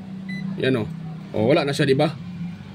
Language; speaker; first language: Filipino; native; Filipino